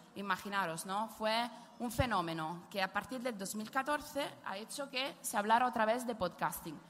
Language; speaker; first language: Spanish; non-native, fluent; Italian